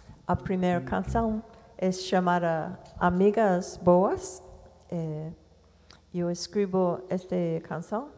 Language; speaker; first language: Portuguese; non-native, learner; English